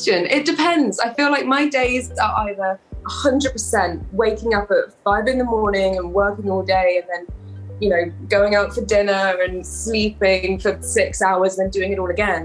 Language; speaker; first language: English; native; English